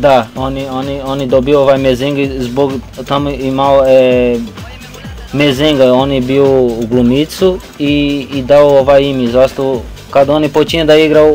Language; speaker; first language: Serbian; non-native, learner; Portuguese